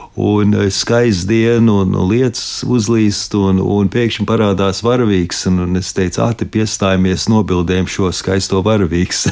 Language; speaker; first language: Latvian; early bilingual, heritage; Latvian